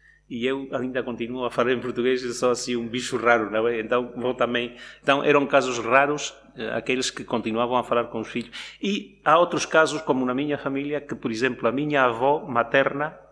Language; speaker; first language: Portuguese; non-native, local second language; Spanish